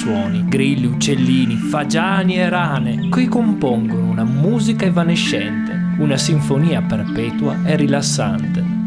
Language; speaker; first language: Italian; native; Italian